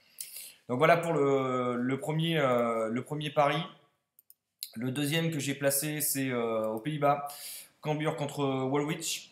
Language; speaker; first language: French; native; French